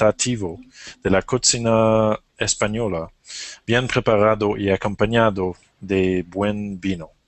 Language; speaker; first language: Spanish; non-native, learner; English